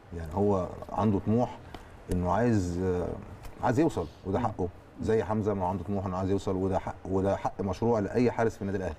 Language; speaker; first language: Egyptian Arabic; native; Egyptian Arabic